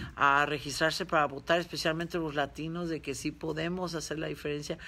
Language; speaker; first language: Spanish; early bilingual, heritage; Spanish